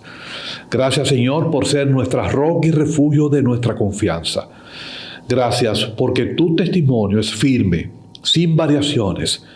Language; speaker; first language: Spanish; native; Spanish